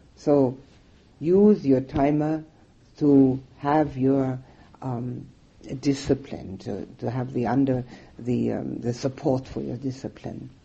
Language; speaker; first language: English; non-native, fluent; German